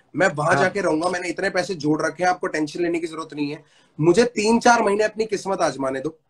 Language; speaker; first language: Hindi; native; Hindi